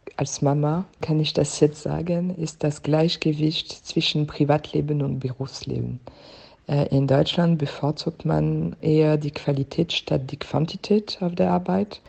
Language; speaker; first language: German; non-native, fluent; French